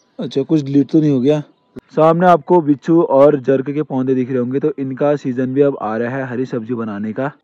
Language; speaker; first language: Hindi; non-native, local second language; Garhwali